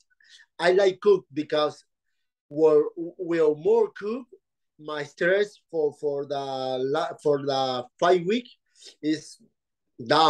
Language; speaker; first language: English; non-native, learner; Spanish